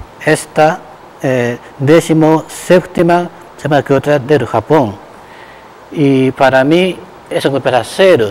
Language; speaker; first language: Spanish; non-native, fluent; Japanese